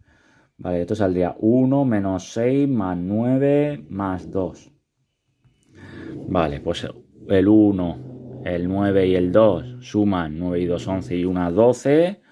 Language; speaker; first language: Spanish; native; Spanish